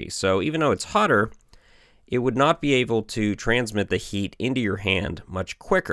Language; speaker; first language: English; native; English